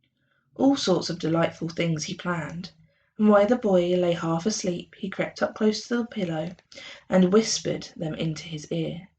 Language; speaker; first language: English; native; English